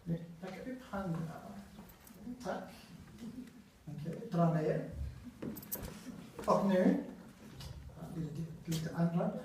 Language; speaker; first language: Swedish; non-native, learner; English